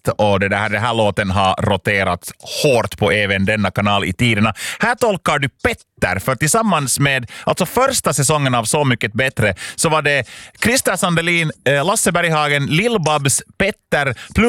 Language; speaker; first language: Swedish; native; Swedish